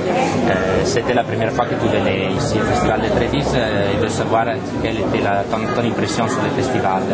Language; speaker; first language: French; non-native, fluent; Italian